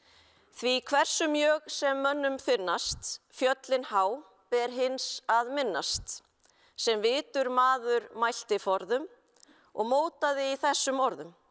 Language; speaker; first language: Icelandic; native; Icelandic